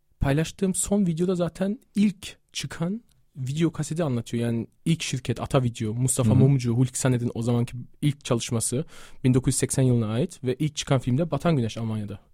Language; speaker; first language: Turkish; early bilingual, heritage; Turkish